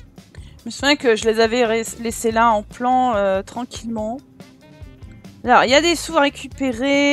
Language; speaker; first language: French; native; French